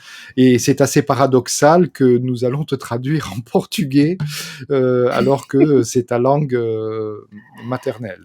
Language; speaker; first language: French; native; French